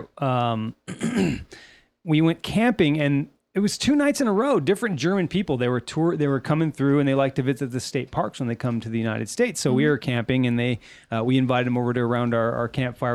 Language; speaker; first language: English; native; English